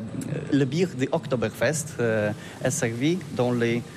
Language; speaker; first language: French; non-native, learner; Polish